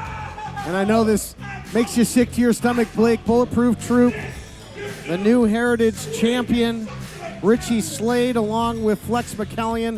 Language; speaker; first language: English; native; English